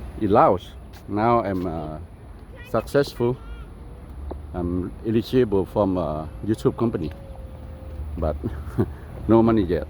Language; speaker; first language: English; non-native, learner; Lao